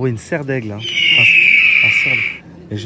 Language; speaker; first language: French; native; French